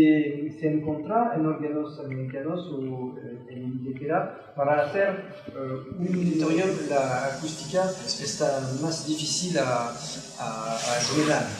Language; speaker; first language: Spanish; non-native, learner; French